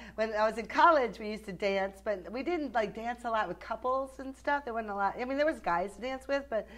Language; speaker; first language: English; native; English